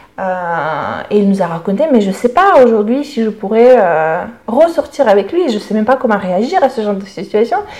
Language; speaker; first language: French; non-native, fluent; Russian